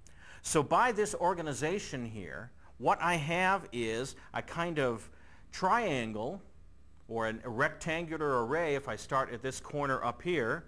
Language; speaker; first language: English; native; English